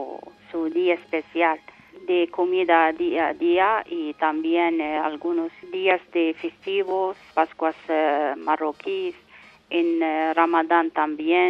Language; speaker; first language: Spanish; non-native, learner; Arabic